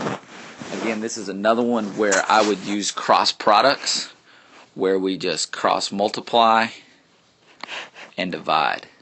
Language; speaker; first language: English; native; English